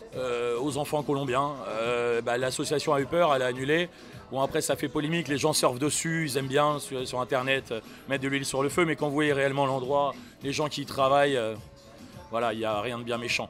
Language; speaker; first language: French; native; French